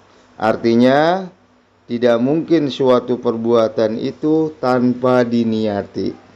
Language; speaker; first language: Indonesian; native; Indonesian